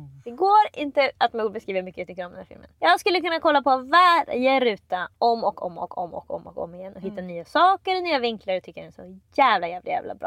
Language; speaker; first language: Swedish; native; Swedish